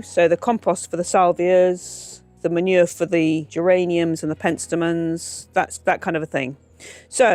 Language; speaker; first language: English; native; English